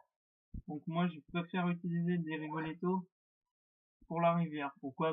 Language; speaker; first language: French; native; French